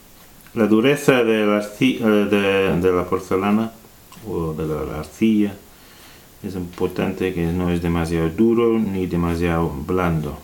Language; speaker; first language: Spanish; non-native, fluent; English